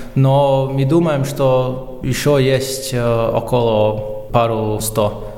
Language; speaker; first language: Russian; non-native, local second language; Latvian